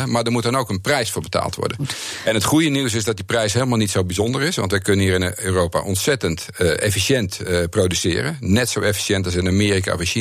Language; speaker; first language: Dutch; native; Dutch